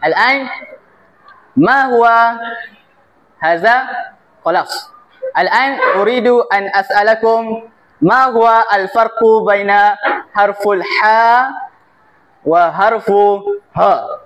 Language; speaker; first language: Arabic; non-native, learner; Malay